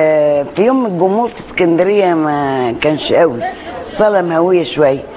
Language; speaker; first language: Arabic; native; Arabic